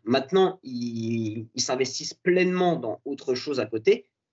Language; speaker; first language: French; native; French